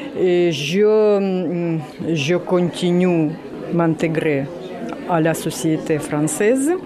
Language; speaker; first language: French; non-native, learner; Russian